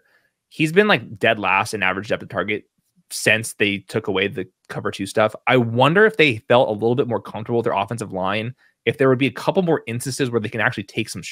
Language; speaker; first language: English; native; English